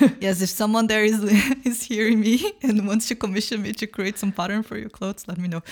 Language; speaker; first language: English; non-native, fluent; Portuguese